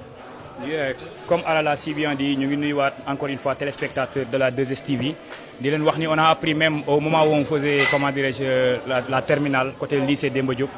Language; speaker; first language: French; non-native, local second language; Wolof